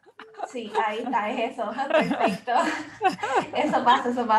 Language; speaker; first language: Spanish; native; Spanish